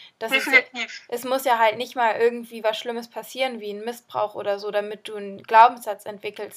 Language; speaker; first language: German; native; German